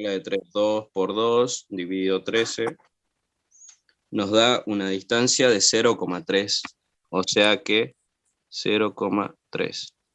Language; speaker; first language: Spanish; native; Spanish